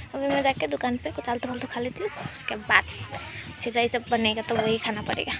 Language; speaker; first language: Hindi; native; Hindi